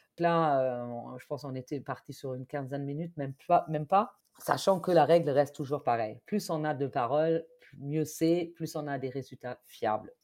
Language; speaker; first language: French; non-native, fluent; German